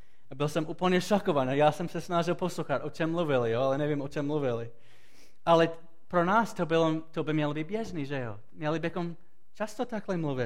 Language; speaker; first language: Czech; non-native, fluent; English